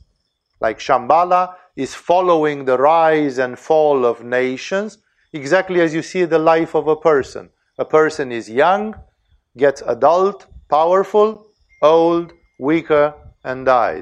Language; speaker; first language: English; non-native, fluent; Romanian